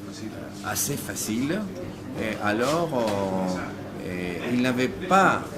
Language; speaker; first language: French; non-native, fluent; Greek